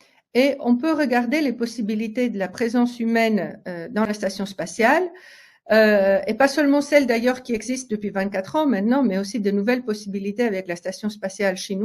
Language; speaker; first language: French; native; French